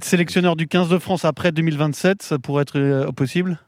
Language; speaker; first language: French; native; French